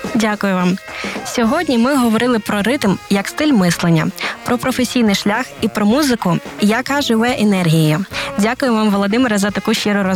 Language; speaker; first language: Ukrainian; native; Ukrainian